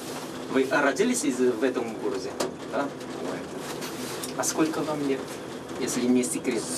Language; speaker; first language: Russian; non-native, learner; Korean